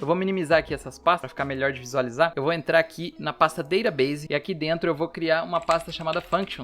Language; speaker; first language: Portuguese; native; Portuguese